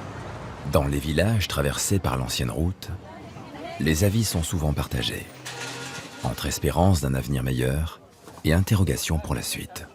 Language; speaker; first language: French; native; French